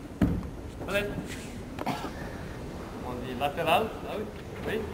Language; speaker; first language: French; non-native, learner; Romanian